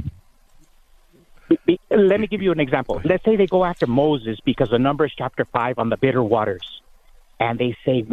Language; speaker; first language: English; non-native, fluent; Spanish